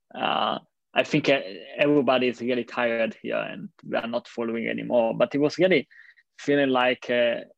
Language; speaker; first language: English; non-native, fluent; Italian